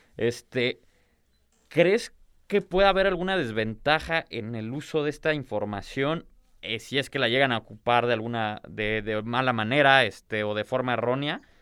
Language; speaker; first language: Spanish; native; Spanish